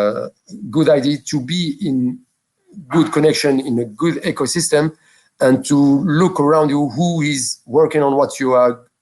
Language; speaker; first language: English; non-native, local second language; French